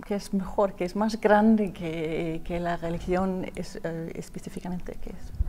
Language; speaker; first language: Spanish; non-native, learner; Danish